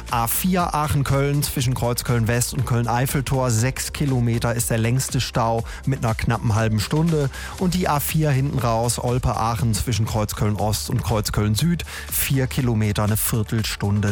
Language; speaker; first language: German; native; German